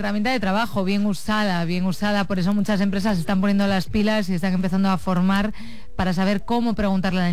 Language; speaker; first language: Spanish; native; Spanish